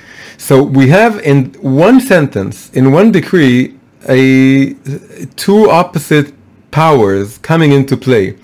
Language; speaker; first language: English; non-native, fluent; Hebrew